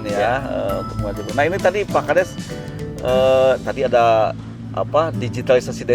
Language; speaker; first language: Indonesian; non-native, local second language; Sundanese